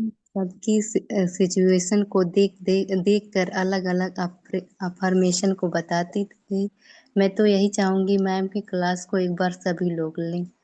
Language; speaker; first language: Hindi; native; Hindi